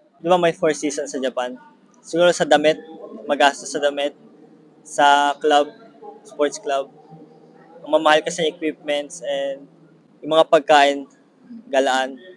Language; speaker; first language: Filipino; native; Filipino